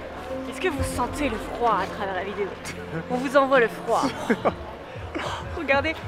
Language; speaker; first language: French; native; French